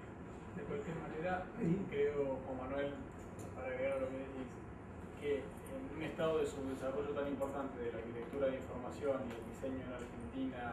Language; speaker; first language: Spanish; native; Spanish